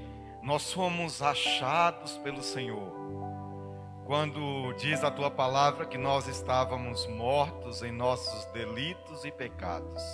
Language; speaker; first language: Portuguese; native; Portuguese